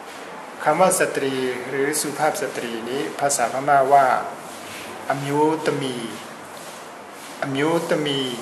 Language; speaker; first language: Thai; non-native, fluent; Burmese